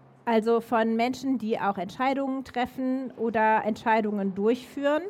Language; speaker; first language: German; native; German